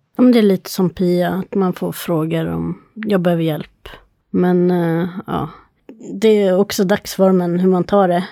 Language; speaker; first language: Swedish; native; Swedish